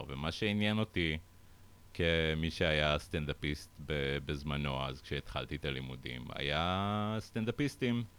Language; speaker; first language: Hebrew; early bilingual, other home language; Russian